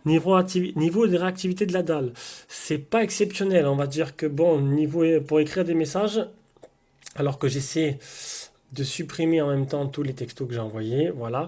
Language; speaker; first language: French; native; French